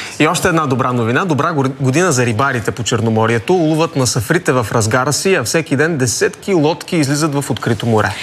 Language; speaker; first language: Bulgarian; native; Bulgarian